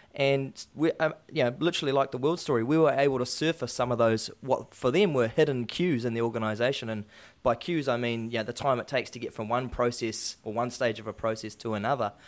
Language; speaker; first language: English; native; English